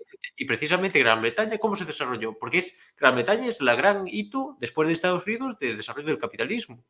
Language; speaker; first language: Spanish; native; Spanish